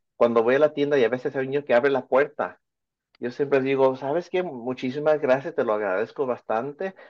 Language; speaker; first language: Spanish; early bilingual, heritage; Spanish